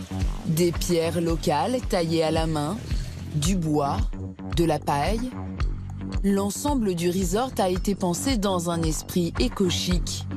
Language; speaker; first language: French; native; French